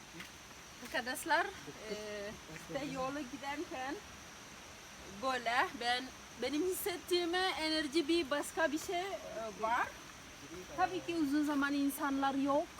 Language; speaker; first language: Turkish; non-native, learner; Indonesian